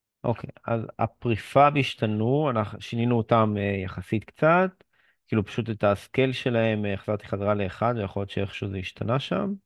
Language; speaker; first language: Hebrew; native; Hebrew